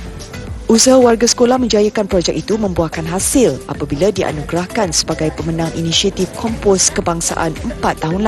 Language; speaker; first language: Malay; native; Malay